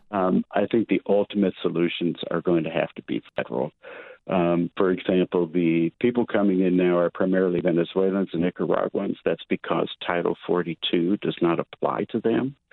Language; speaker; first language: English; native; English